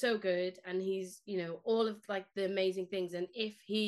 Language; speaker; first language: English; non-native, local second language; Spanish